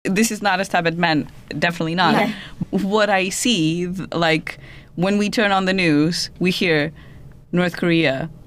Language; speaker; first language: English; non-native, fluent; Portuguese